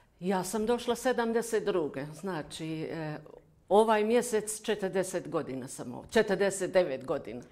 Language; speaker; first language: Croatian; non-native, fluent; German